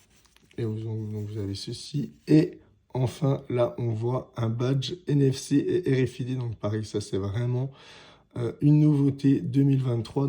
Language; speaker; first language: French; native; French